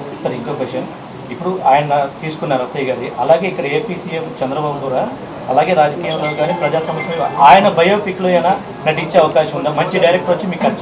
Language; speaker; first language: Telugu; native; Telugu